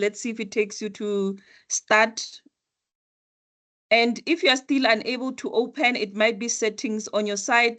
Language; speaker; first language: English; non-native, local second language; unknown